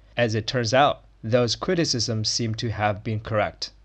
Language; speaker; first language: English; non-native, fluent; Chinese